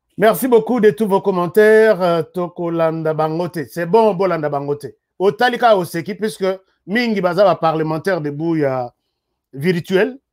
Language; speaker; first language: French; non-native, local second language; Lingala